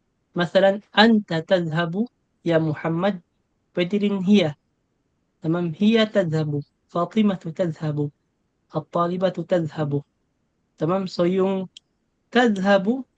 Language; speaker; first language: Arabic; non-native, fluent; Filipino